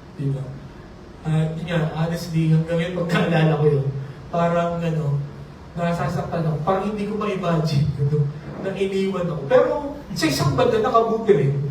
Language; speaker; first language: Filipino; non-native, local second language; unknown